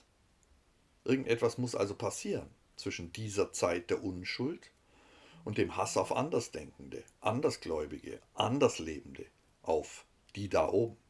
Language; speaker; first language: German; native; German